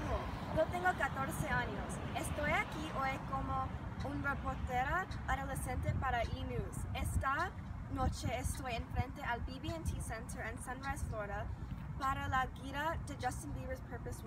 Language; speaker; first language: Spanish; non-native, learner; English